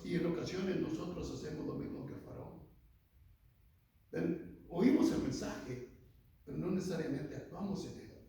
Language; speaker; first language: Spanish; native; Spanish